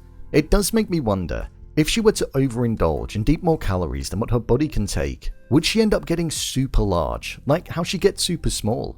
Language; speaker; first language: English; native; English